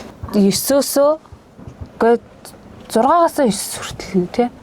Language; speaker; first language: Mongolian; native; Mongolian